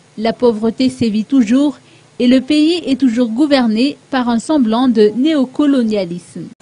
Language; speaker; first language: French; non-native, local second language; Malagasy